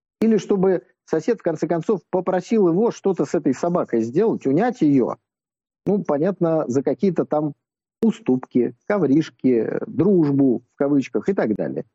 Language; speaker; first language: Russian; native; Russian